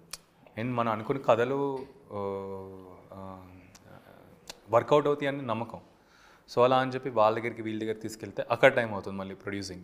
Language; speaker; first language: Telugu; native; Telugu